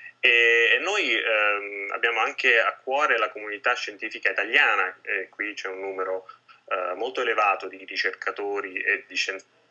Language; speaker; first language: Italian; native; Italian